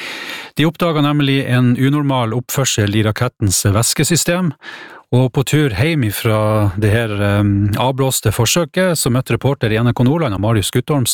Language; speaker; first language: Norwegian; native; Norwegian